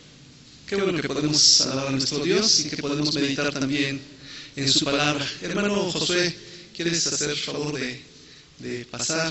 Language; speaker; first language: Spanish; native; Spanish